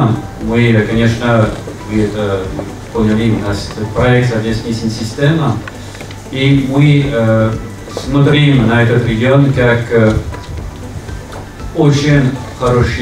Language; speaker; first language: Russian; non-native, fluent; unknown